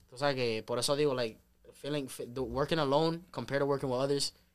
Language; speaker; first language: English; early bilingual, other home language; Spanish